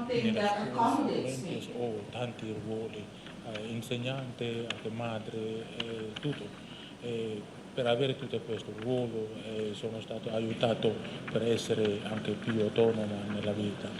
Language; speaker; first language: Italian; non-native, learner; Indonesian